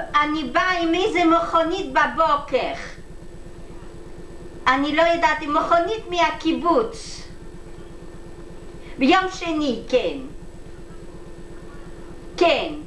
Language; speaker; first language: Hebrew; non-native, learner; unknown